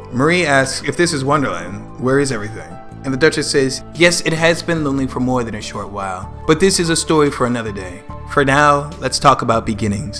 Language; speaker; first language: English; native; English